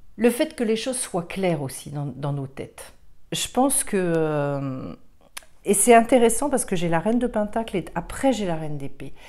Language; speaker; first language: French; native; French